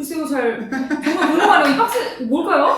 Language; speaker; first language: Korean; native; Korean